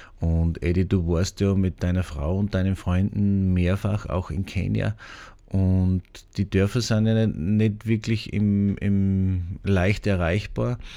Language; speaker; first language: German; native; German